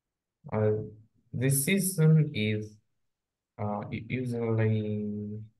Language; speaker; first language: English; non-native, learner; Vietnamese